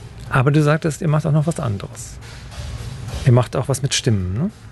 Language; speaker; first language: German; native; German